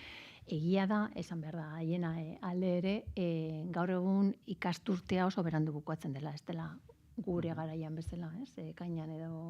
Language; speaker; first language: Basque; native; Basque